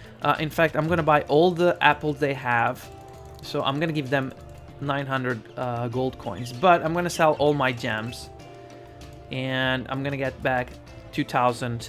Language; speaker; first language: English; non-native, fluent; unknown